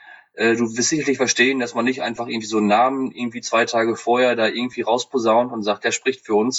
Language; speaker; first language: German; native; German